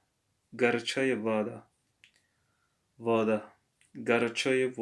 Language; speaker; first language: Russian; non-native, learner; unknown